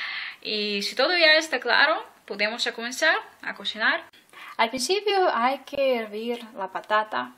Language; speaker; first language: Spanish; non-native, fluent; Ukrainian